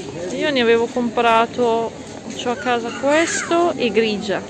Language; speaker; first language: Italian; non-native, local second language; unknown